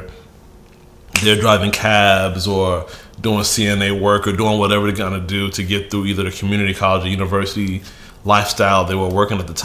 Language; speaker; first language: English; early bilingual, other home language; Yoruba